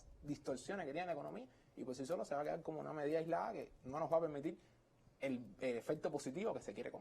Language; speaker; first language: Spanish; native; Spanish